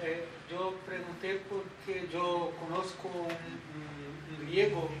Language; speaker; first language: Spanish; non-native, learner; Portuguese